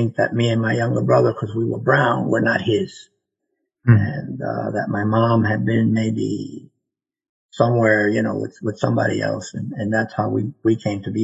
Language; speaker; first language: English; native; English